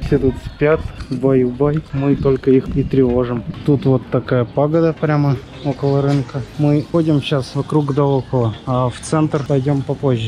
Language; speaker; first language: Russian; native; Russian